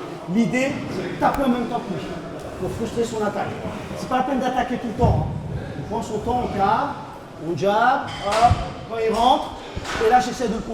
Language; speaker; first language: French; native; French